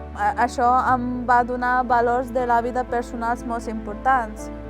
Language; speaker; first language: Catalan; non-native, learner; Arabic